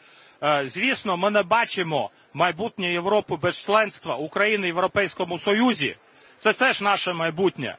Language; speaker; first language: Ukrainian; non-native, fluent; Latvian